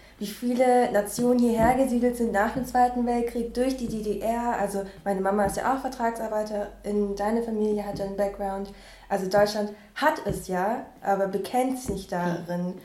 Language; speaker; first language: German; early bilingual, other home language; Vietnamese